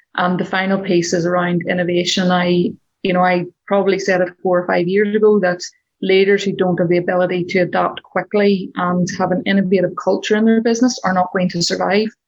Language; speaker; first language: English; native; English